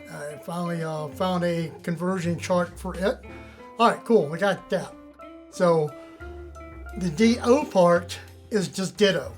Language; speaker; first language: English; native; English